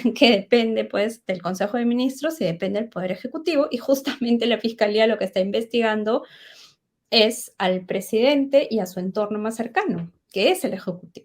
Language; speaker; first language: Spanish; native; Spanish